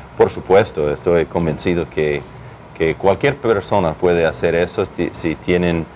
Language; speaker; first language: Spanish; non-native, fluent; English